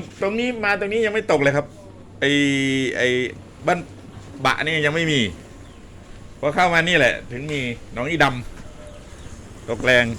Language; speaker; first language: Thai; native; Thai